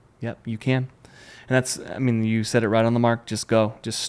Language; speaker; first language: English; native; English